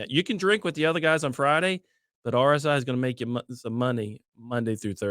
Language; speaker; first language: English; native; English